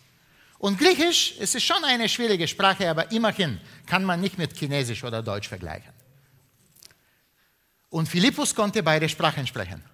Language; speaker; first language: German; non-native, fluent; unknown